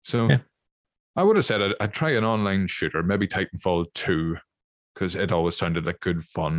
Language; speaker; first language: English; native; English